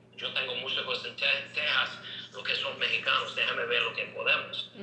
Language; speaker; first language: Spanish; non-native, learner; English